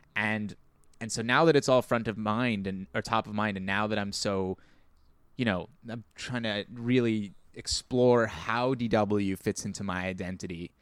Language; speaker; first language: English; native; English